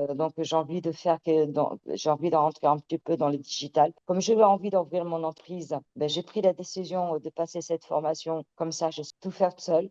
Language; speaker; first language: French; early bilingual, other home language; Portuguese